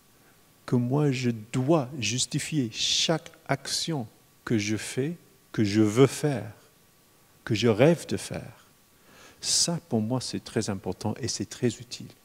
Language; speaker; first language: French; non-native, fluent; English